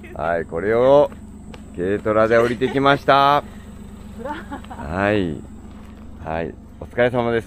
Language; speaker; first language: Japanese; native; Japanese